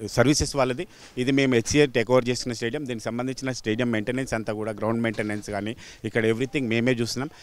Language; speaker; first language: Telugu; native; Telugu